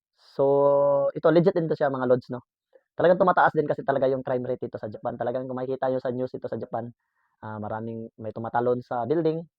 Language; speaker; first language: Filipino; native; Filipino